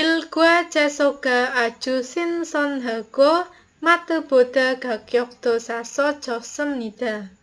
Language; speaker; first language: Korean; non-native, learner; Indonesian